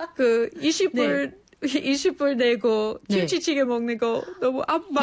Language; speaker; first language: Korean; non-native, fluent; English